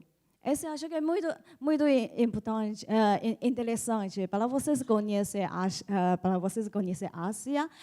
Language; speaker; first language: Portuguese; non-native, learner; Chinese